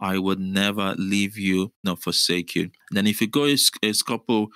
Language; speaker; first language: English; non-native, local second language; Yoruba